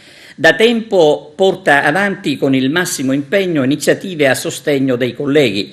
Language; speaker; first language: Italian; native; Italian